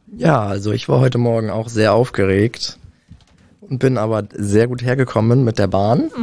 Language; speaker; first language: German; native; German